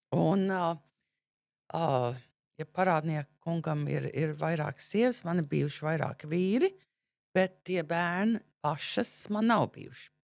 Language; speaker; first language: Latvian; early bilingual, heritage; Latvian